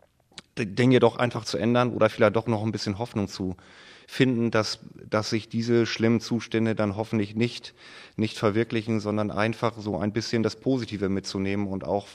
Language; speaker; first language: German; native; German